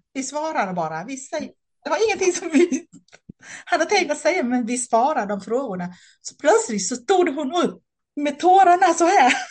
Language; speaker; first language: Swedish; non-native, fluent; Vietnamese